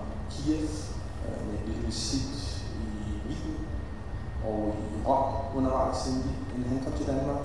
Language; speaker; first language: Danish; early bilingual, other home language; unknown